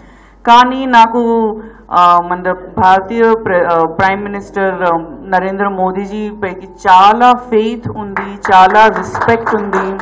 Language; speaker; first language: Telugu; non-native, learner; Gujarati